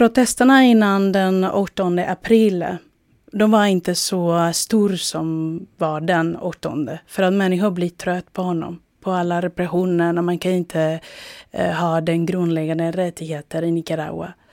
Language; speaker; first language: Swedish; non-native, fluent; Spanish